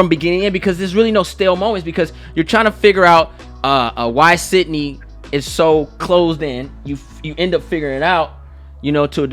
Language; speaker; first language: English; native; English